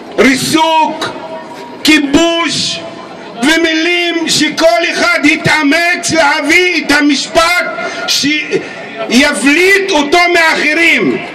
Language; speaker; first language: Hebrew; non-native, local second language; Arabic